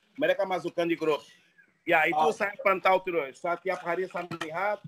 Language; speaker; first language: Indonesian; non-native, fluent; Portuguese